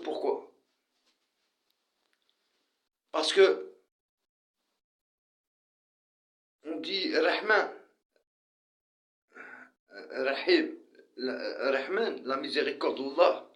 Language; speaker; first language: French; early bilingual, other home language; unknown